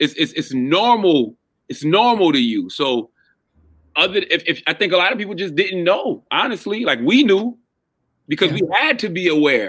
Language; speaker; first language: English; native; English